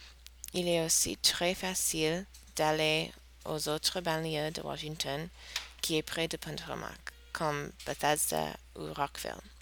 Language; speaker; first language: French; non-native, learner; English